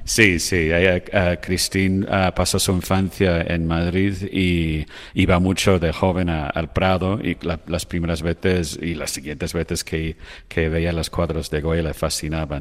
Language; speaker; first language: Spanish; non-native, fluent; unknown